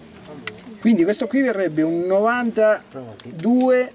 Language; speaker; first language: Italian; native; Italian